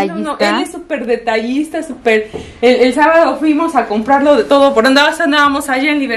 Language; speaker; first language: Spanish; native; Spanish